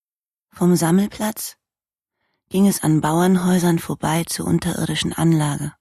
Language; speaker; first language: German; native; German